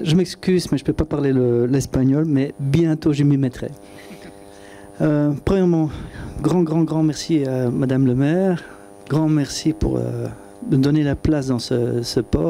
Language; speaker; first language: French; non-native, local second language; Dutch